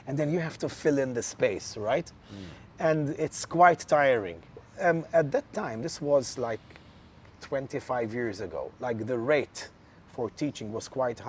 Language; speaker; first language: English; non-native, local second language; Maltese